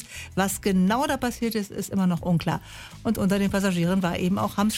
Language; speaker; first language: German; native; German